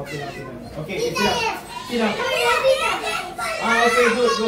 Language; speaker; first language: English; non-native, local second language; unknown